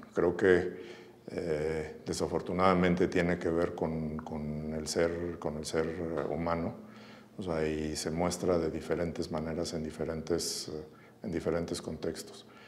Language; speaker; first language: Spanish; native; Spanish